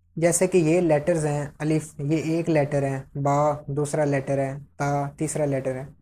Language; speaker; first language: Urdu; native; Urdu